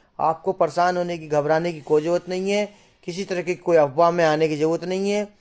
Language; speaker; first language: Hindi; native; Hindi